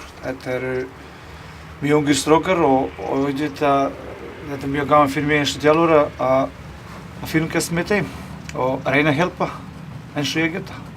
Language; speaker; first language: Icelandic; non-native, learner; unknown